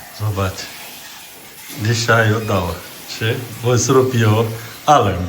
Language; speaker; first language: Polish; non-native, learner; Portuguese